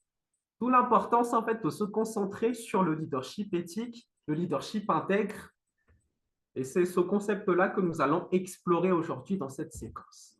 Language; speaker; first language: French; non-native, local second language; Malagasy